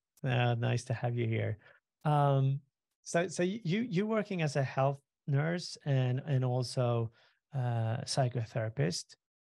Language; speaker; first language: English; non-native, fluent; Swedish